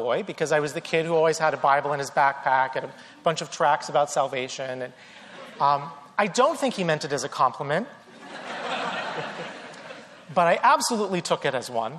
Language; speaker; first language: English; native; English